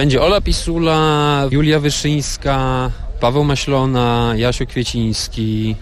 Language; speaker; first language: Polish; native; Polish